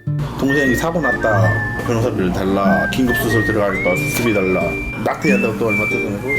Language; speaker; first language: Korean; native; Korean